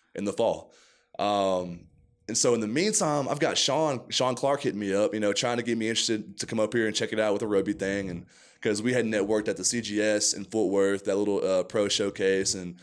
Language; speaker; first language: English; native; English